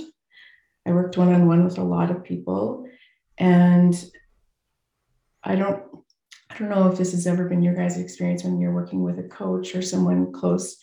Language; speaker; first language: English; native; English